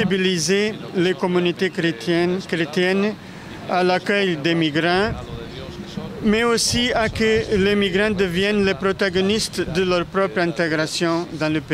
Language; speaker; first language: French; non-native, fluent; Spanish